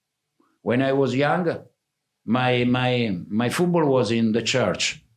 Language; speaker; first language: English; non-native, fluent; Italian